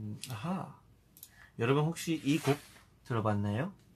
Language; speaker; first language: Korean; early bilingual, heritage; Korean